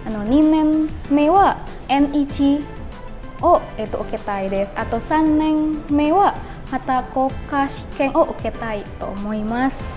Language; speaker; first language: Japanese; non-native, fluent; Indonesian